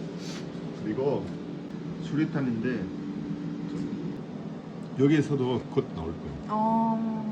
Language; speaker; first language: Korean; non-native, learner; French